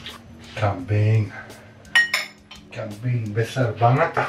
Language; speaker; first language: Indonesian; non-native, learner; French